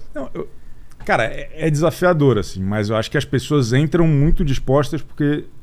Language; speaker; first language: Portuguese; native; Portuguese